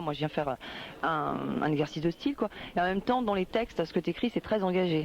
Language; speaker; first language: French; native; French